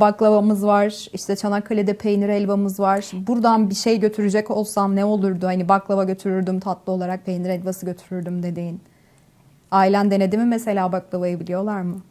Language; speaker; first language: Turkish; native; Turkish